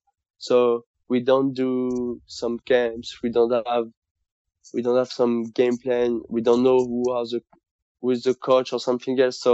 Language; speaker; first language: English; non-native, fluent; French